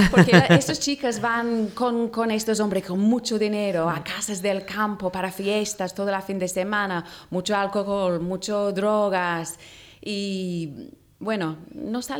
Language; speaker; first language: Spanish; non-native, learner; English